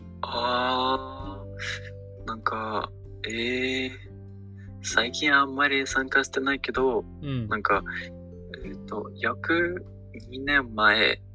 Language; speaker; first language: Japanese; non-native, learner; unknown